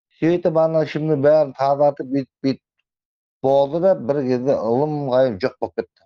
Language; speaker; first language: Kazakh; native; Kazakh